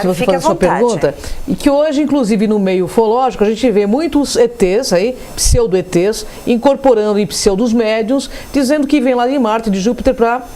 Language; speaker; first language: Portuguese; native; Portuguese